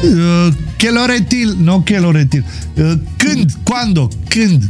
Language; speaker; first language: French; non-native, learner; Romanian